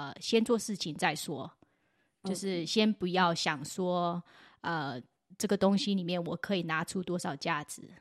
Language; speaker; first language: Chinese; early bilingual, heritage; Chinese